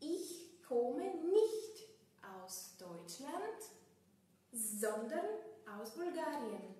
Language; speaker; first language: German; non-native, fluent; Bulgarian